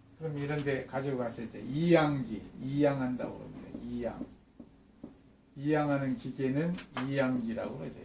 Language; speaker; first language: Korean; native; Korean